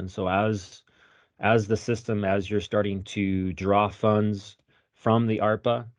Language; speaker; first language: English; native; English